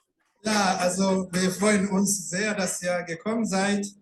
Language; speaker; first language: German; non-native, fluent; Rundi